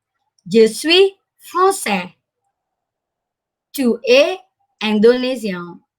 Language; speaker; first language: French; non-native, fluent; Indonesian